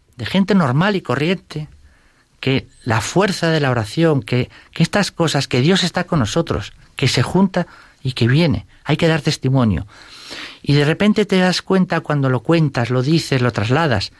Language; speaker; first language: Spanish; native; Spanish